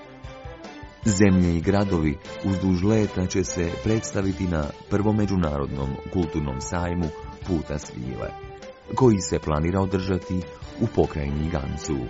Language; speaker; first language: Croatian; native; Croatian